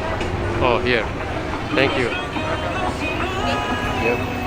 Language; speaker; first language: English; non-native, fluent; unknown